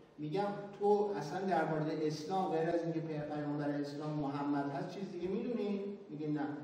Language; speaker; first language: Persian; native; Persian